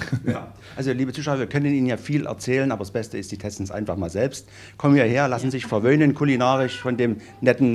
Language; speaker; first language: German; native; German